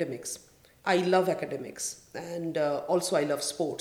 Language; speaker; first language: English; non-native, local second language; Bangla